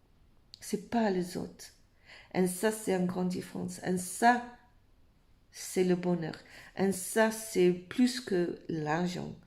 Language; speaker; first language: French; non-native, fluent; English